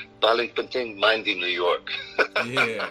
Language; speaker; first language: Indonesian; non-native, fluent; English